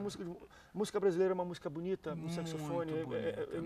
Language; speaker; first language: Portuguese; native; Portuguese